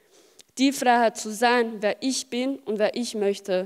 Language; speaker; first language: German; early bilingual, other home language; Albanian